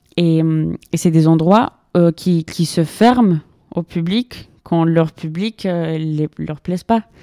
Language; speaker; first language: French; non-native, fluent; Spanish